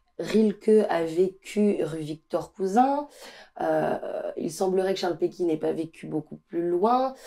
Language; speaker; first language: French; native; French